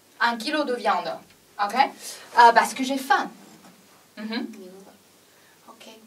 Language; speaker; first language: French; non-native, learner; Chinese